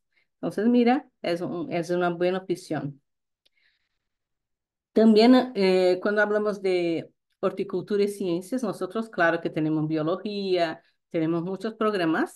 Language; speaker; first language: Spanish; non-native, fluent; Portuguese